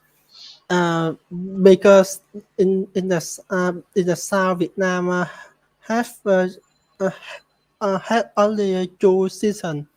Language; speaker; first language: English; non-native, learner; Vietnamese